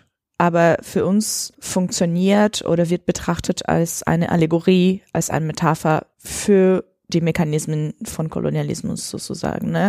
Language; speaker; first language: German; non-native, fluent; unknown